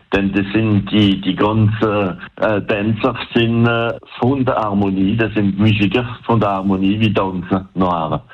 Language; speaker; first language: German; non-native, local second language; French